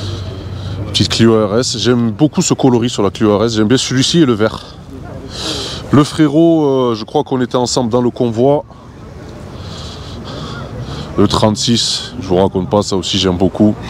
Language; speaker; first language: French; native; French